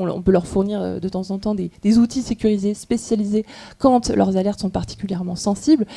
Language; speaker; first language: French; native; French